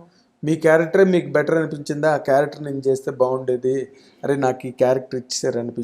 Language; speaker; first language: Telugu; native; Telugu